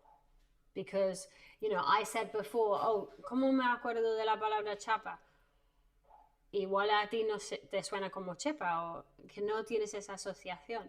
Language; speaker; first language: Spanish; non-native, fluent; English